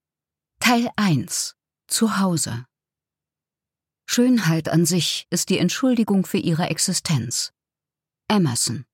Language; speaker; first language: German; native; German